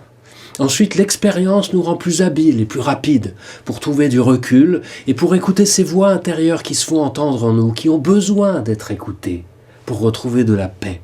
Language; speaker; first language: French; native; French